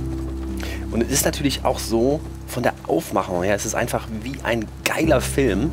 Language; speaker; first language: German; native; German